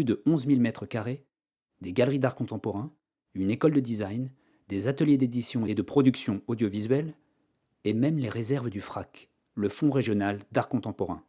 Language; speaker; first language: French; native; French